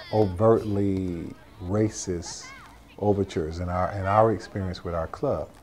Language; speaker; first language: English; native; English